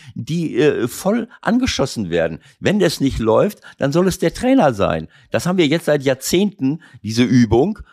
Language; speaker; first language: German; native; German